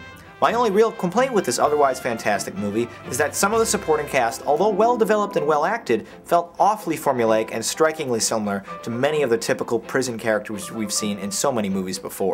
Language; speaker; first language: English; native; English